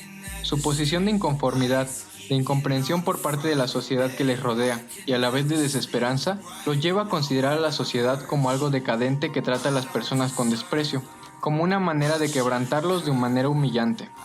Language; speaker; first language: Spanish; native; Spanish